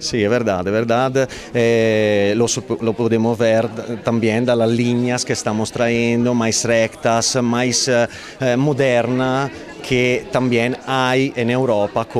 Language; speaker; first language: Portuguese; non-native, learner; Italian